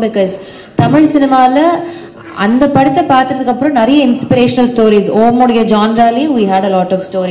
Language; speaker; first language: Tamil; native; Tamil